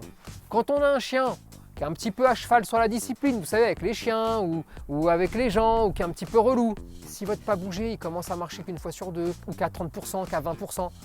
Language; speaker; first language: French; native; French